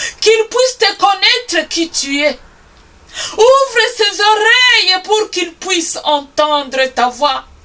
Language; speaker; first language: French; non-native, local second language; Swahili